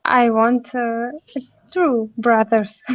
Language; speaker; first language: English; non-native, learner; Russian